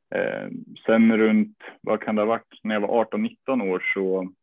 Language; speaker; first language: Swedish; native; Swedish